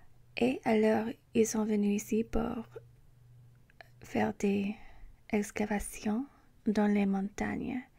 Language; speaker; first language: French; non-native, learner; English